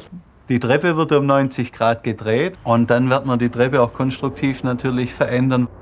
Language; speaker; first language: German; native; German